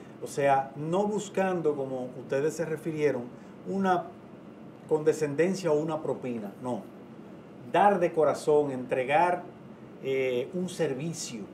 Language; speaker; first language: Spanish; native; Spanish